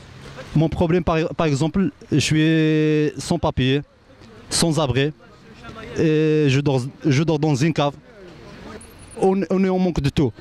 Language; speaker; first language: French; non-native, fluent; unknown